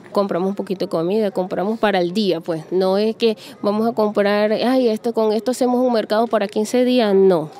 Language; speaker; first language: Spanish; native; Spanish